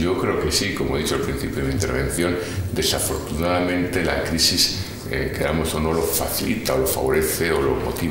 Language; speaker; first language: Spanish; native; Spanish